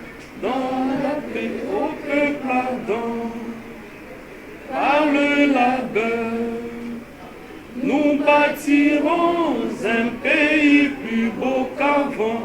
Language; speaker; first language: French; non-native, local second language; Lingala